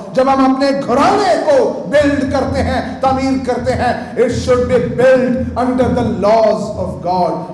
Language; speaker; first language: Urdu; native; Urdu